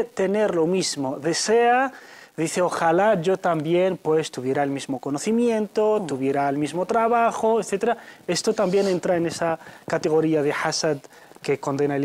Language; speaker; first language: Spanish; native; Spanish